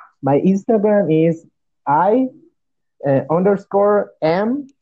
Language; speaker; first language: English; non-native, learner; Spanish